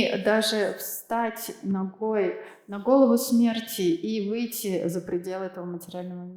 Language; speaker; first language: Russian; native; Russian